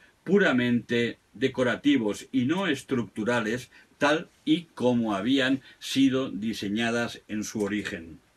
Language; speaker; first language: Spanish; non-native, local second language; Catalan